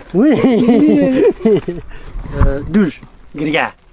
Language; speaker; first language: French; non-native, learner; Arabic